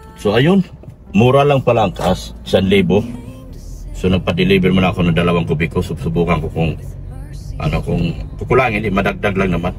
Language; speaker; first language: Filipino; non-native, local second language; Cebuano